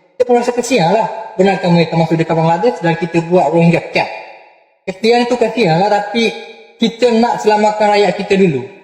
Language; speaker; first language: Malay; non-native, fluent; Bangla